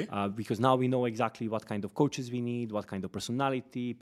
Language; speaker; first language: English; non-native, fluent; Serbian